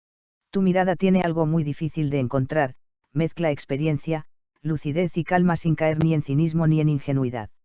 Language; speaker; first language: Spanish; native; Spanish